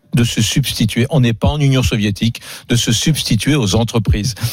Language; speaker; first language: French; native; French